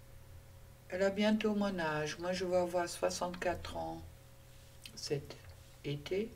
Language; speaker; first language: French; non-native, fluent; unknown